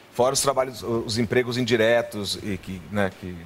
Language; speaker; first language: Portuguese; native; Portuguese